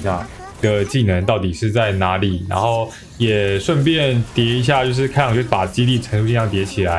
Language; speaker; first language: Chinese; native; Chinese